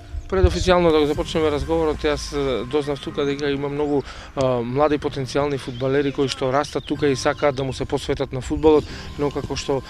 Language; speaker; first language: Macedonian; native; Macedonian